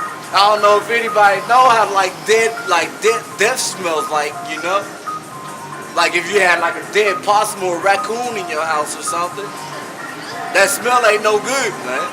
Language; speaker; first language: English; native; English